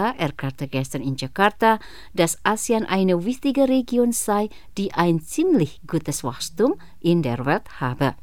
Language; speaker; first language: German; non-native, fluent; Indonesian